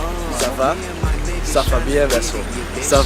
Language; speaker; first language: French; non-native, learner; Dutch